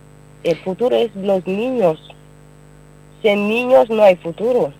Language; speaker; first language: Spanish; non-native, learner; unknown